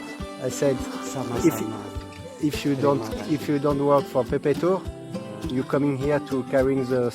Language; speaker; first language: English; non-native, learner; French